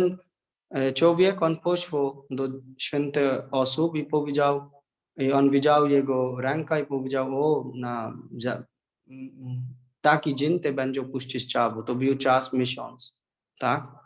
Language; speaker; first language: Polish; non-native, learner; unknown